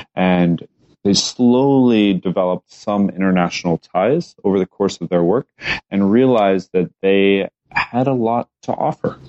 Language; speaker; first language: English; native; English